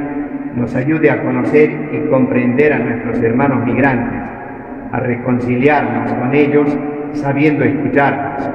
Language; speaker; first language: Spanish; native; Spanish